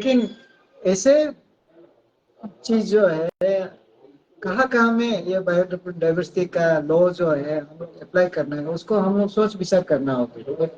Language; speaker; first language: Hindi; non-native, local second language; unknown